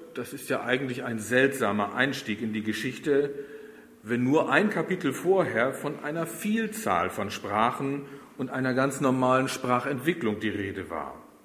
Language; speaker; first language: German; native; German